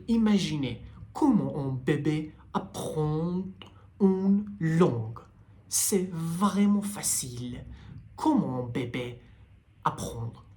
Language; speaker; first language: French; non-native, learner; Persian